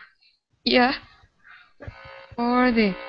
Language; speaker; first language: English; non-native, learner; Korean